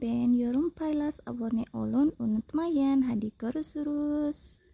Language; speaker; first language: Turkish; non-native, learner; Indonesian